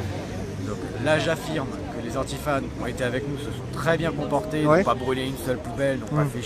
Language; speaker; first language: French; native; French